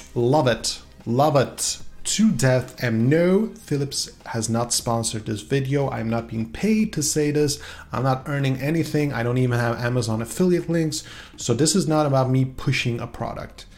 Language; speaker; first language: English; non-native, fluent; Swedish